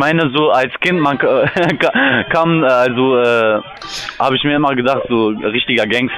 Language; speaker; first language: German; native; German